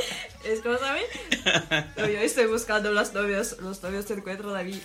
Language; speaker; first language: Spanish; non-native, learner; Ukrainian